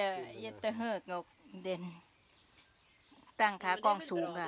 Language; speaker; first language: Swedish; non-native, learner; Thai